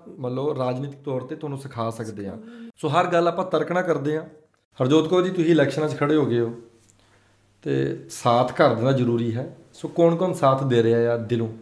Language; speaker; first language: Punjabi; native; Punjabi